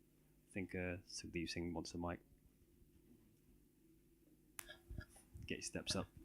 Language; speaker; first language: English; non-native, local second language; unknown